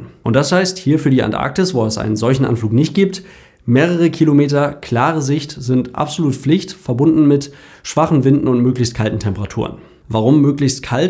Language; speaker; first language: German; native; German